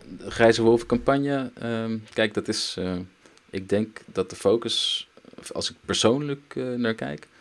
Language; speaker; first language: Dutch; early bilingual, other home language; Turkish